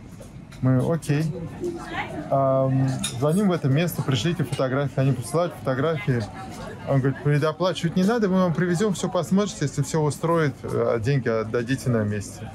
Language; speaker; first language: Russian; native; Russian